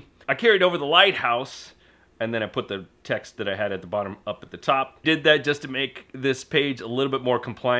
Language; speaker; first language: English; native; English